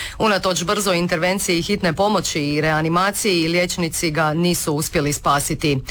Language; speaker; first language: Croatian; native; Croatian